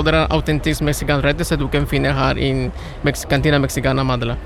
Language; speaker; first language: Norwegian; non-native, learner; Spanish